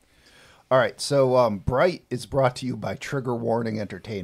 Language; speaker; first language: English; native; English